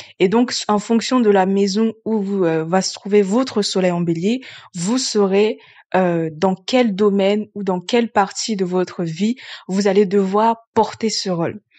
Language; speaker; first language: French; early bilingual, other home language; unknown